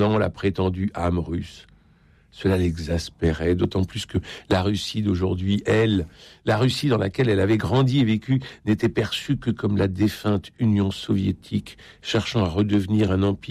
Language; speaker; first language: French; native; French